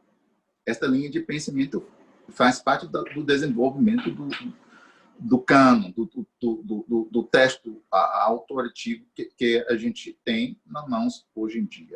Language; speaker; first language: Portuguese; non-native, fluent; English